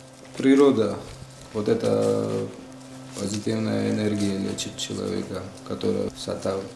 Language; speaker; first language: Russian; non-native, fluent; Georgian